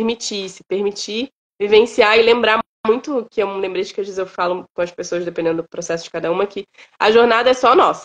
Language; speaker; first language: Portuguese; native; Portuguese